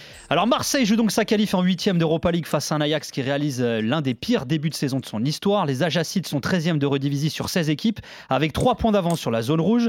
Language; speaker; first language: French; native; French